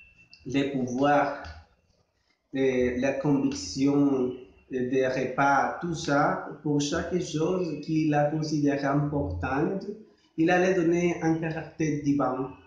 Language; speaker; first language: French; non-native, learner; Spanish